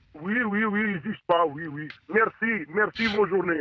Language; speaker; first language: French; non-native, learner; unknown